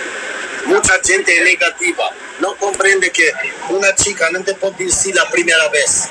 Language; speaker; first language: Spanish; non-native, learner; Albanian